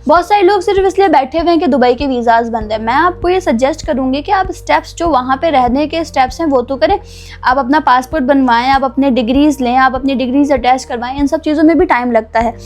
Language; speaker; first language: Urdu; native; Urdu